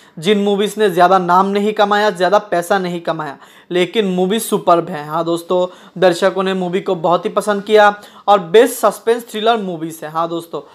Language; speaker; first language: Hindi; non-native, local second language; Bangla